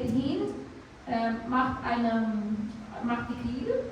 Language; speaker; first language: German; non-native, fluent; Portuguese